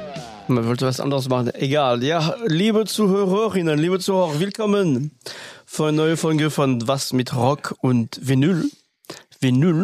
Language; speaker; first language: German; non-native, fluent; French